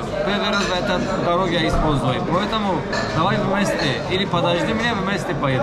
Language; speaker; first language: Russian; non-native, learner; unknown